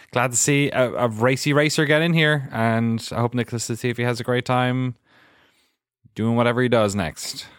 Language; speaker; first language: English; native; English